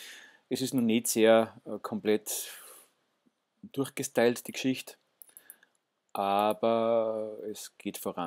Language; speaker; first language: German; native; German